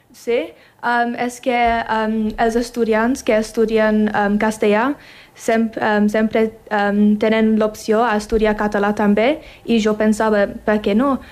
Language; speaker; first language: Catalan; non-native, learner; English